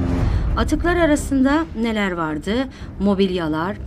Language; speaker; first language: Turkish; native; Turkish